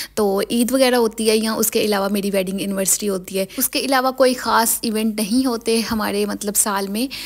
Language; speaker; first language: Urdu; native; Urdu